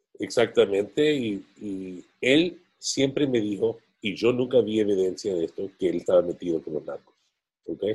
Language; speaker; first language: Spanish; non-native, fluent; English